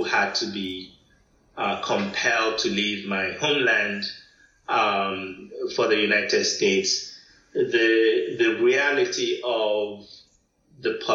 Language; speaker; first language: English; non-native, local second language; Igbo